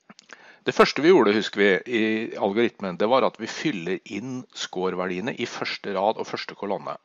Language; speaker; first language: Norwegian; native; Norwegian